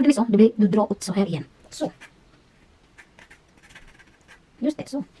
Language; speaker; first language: Swedish; non-native, learner; Cebuano